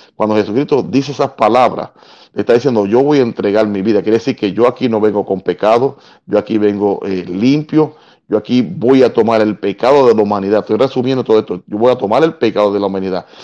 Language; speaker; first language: Spanish; native; Spanish